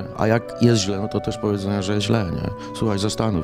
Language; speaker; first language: Polish; native; Polish